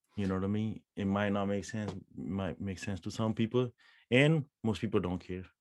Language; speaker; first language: English; non-native, local second language; Punjabi